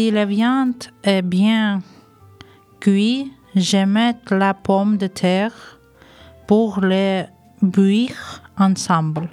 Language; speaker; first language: French; non-native, learner; Ukrainian